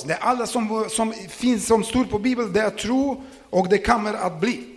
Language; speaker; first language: Swedish; non-native, learner; Ukrainian